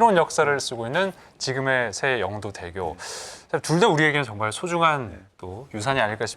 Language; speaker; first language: Korean; native; Korean